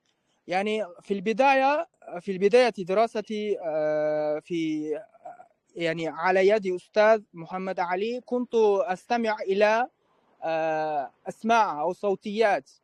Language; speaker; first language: Arabic; non-native, fluent; Uzbek